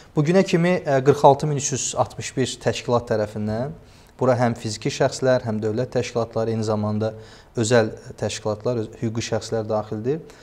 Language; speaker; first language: Azerbaijani; native; Azerbaijani